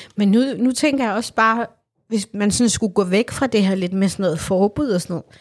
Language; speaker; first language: Danish; early bilingual, other home language; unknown